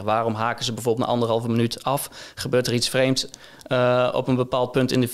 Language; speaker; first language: Dutch; native; Dutch